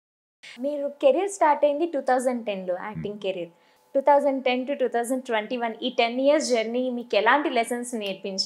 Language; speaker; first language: Telugu; native; Telugu